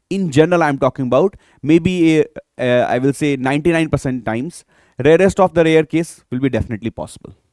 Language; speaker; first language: English; non-native, local second language; Hindi